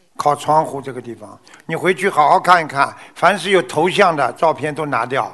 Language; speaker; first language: Chinese; native; Chinese